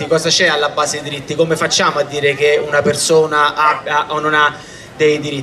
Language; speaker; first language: Italian; native; Italian